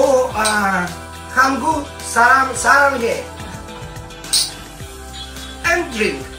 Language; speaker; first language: English; non-native, learner; Russian